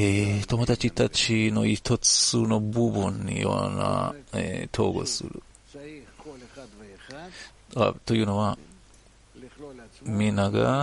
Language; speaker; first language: Japanese; non-native, learner; Hebrew